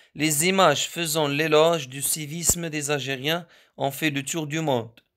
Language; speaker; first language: French; non-native, local second language; Arabic